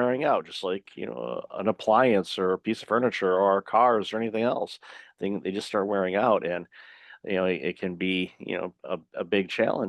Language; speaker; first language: English; native; English